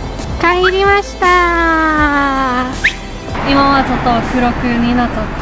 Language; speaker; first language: Japanese; non-native, learner; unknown